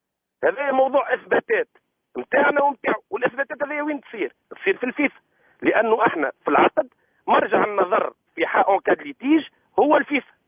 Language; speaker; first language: Arabic; native; Arabic